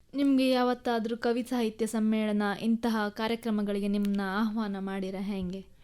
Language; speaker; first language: Kannada; native; Kannada